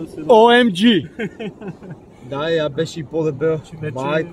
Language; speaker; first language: Bulgarian; native; Bulgarian